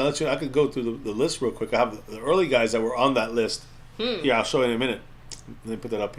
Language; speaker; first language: English; native; English